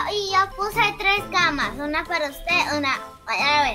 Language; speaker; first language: Spanish; native; Spanish